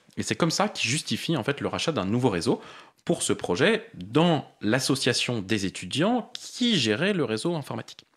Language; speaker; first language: French; native; French